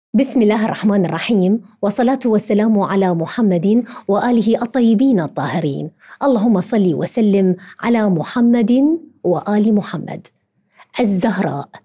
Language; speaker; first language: Arabic; native; Arabic